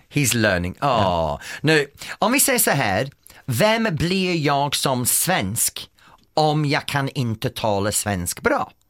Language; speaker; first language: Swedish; non-native, fluent; English